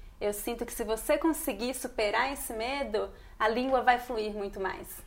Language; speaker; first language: Portuguese; native; Portuguese